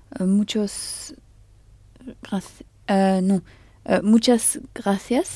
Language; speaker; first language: Spanish; non-native, learner; French